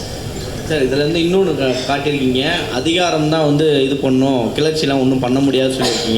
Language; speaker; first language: Tamil; native; Tamil